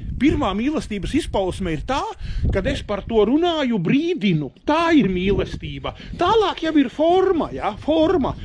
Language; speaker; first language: Latvian; native; Latvian